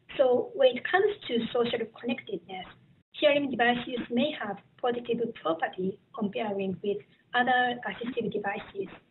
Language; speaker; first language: English; non-native, fluent; Japanese